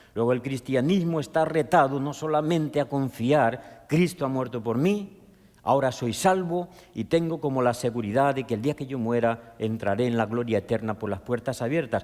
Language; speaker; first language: Spanish; native; Spanish